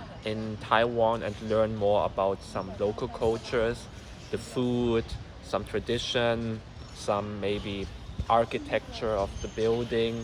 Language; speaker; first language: English; non-native, fluent; German